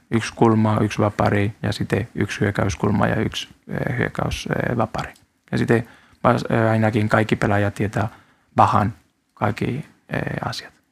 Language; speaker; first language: Finnish; non-native, learner; Spanish